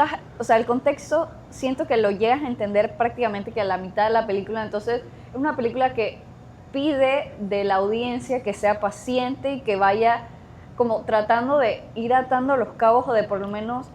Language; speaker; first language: Spanish; native; Spanish